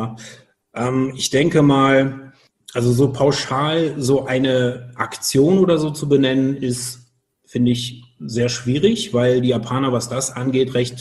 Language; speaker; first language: German; native; German